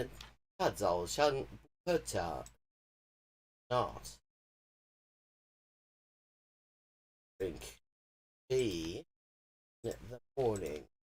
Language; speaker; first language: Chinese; non-native, learner; English